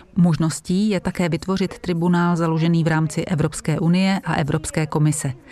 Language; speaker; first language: Czech; non-native, fluent; Hungarian